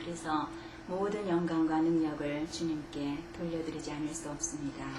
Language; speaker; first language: Korean; native; Korean